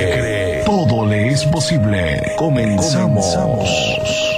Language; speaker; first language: Spanish; native; Spanish